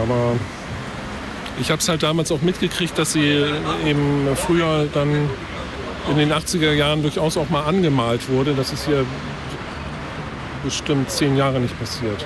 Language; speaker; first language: German; native; German